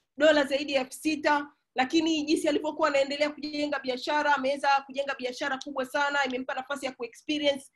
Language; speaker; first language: Swahili; native; Swahili